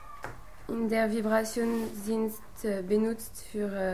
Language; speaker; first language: German; non-native, learner; French